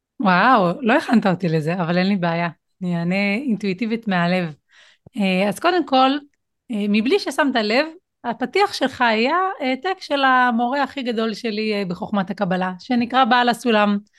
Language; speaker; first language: Hebrew; native; Hebrew